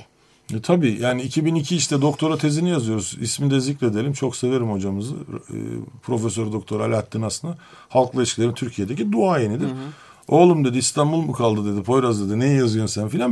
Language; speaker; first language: Turkish; native; Turkish